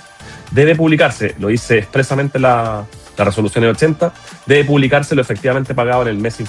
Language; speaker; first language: Spanish; native; Spanish